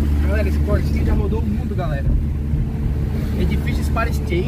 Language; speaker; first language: Portuguese; native; Portuguese